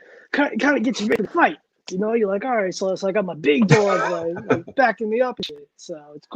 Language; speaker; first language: English; native; English